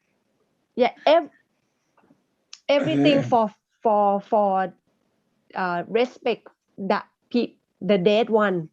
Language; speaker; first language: English; non-native, learner; Thai